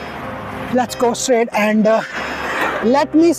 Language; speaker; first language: English; non-native, learner; Hindi